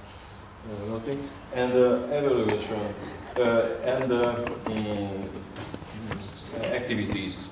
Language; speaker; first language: English; non-native, learner; Hungarian